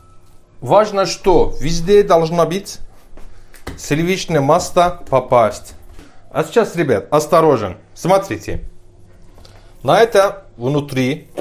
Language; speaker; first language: Russian; non-native, learner; Turkish